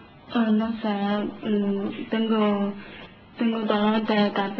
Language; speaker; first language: Spanish; non-native, learner; Chinese